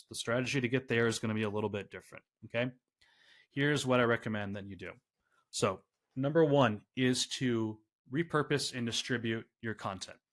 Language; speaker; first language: English; native; English